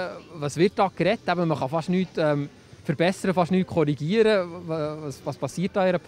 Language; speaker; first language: German; native; German